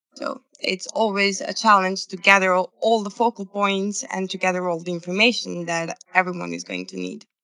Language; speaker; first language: English; non-native, fluent; Serbian